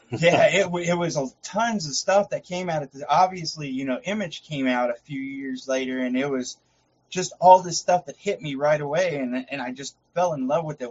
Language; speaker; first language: English; native; English